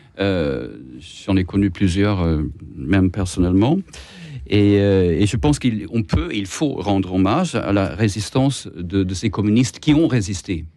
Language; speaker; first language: French; non-native, fluent; Swedish